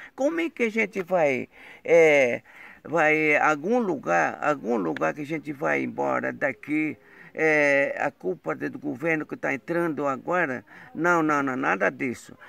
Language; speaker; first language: Portuguese; non-native, local second language; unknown